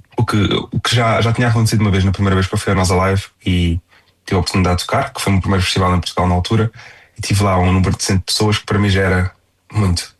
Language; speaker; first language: Portuguese; native; Portuguese